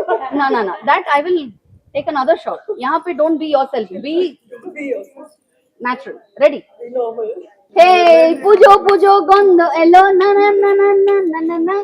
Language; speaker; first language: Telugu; non-native, local second language; Bangla